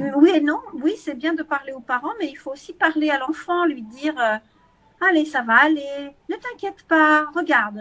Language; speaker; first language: French; native; French